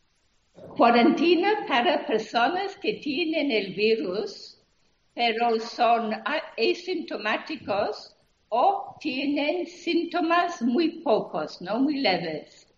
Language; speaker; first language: Spanish; non-native, fluent; English